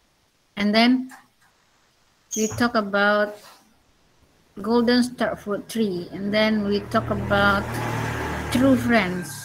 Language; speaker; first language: English; non-native, learner; Indonesian